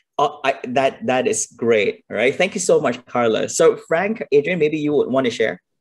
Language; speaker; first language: English; non-native, local second language; Malay